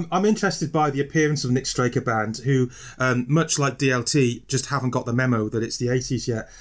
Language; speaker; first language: English; native; English